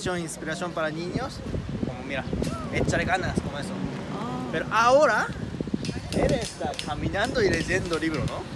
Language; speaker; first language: Spanish; non-native, learner; Japanese